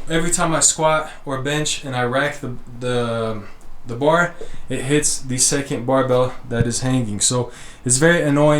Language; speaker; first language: English; native; English